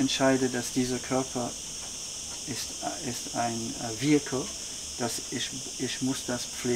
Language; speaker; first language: German; non-native, fluent; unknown